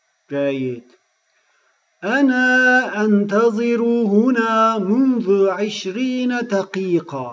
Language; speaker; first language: Arabic; non-native, fluent; Turkish